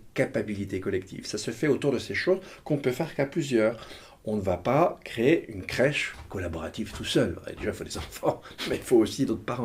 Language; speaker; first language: French; native; French